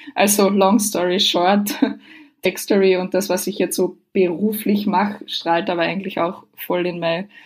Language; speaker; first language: German; native; German